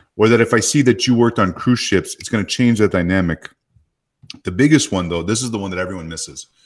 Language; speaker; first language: English; native; English